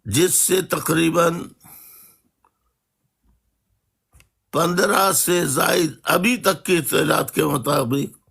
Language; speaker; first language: Urdu; native; Urdu